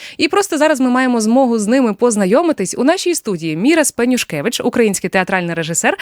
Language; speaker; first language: Ukrainian; native; Ukrainian